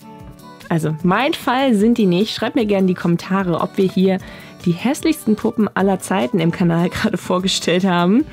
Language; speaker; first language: German; native; German